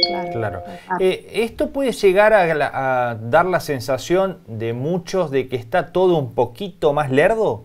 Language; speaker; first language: Spanish; native; Spanish